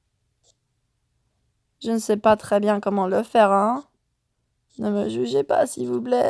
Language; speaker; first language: French; non-native, fluent; Spanish